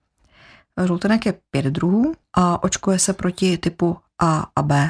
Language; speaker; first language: Czech; native; Czech